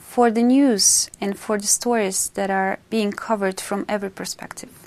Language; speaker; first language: English; non-native, fluent; Russian